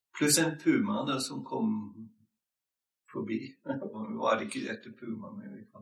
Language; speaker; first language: Norwegian; non-native, fluent; English